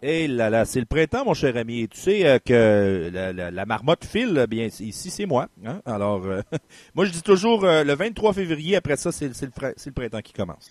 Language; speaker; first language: French; native; French